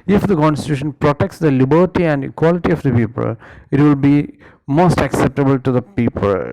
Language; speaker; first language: English; non-native, local second language; Malayalam